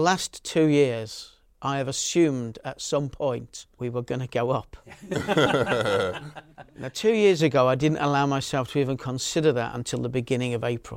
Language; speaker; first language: English; native; English